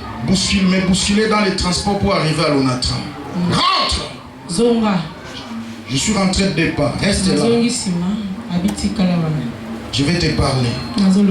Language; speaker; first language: French; non-native, local second language; Lingala